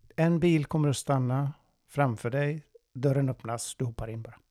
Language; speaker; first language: Swedish; non-native, fluent; Persian